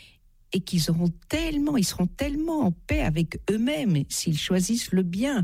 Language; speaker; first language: French; native; French